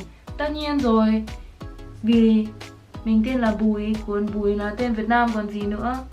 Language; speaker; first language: Vietnamese; early bilingual, heritage; Vietnamese